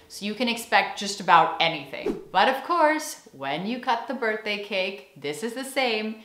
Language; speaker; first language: English; native; English